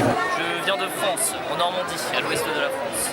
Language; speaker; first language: French; native; French